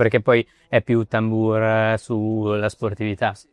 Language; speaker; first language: Italian; native; Italian